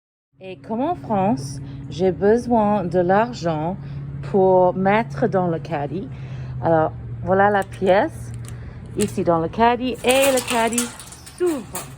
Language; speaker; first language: French; non-native, fluent; English